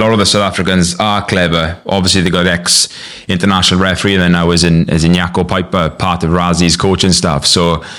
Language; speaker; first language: English; native; English